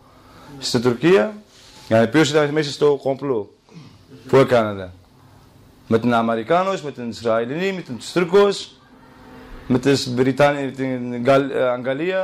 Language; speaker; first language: Greek; non-native, learner; Kurdish